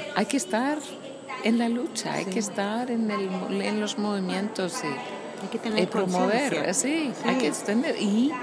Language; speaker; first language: Spanish; non-native, fluent; Icelandic